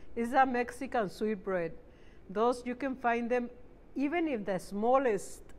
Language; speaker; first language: English; non-native, fluent; Spanish